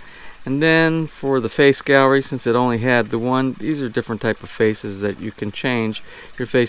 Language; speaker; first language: English; native; English